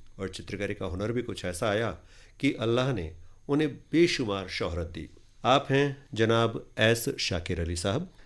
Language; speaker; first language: Hindi; native; Hindi